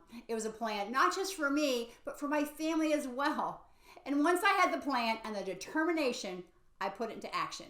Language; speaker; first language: English; native; English